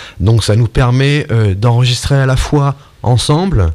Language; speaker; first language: French; native; French